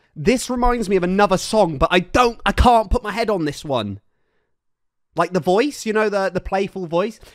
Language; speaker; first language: English; native; English